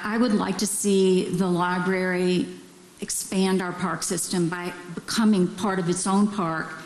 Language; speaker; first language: English; native; English